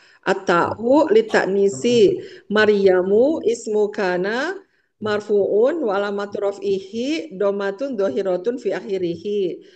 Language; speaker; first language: Arabic; non-native, learner; Indonesian